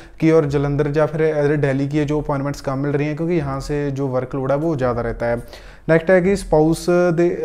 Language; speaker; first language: Hindi; non-native, local second language; Punjabi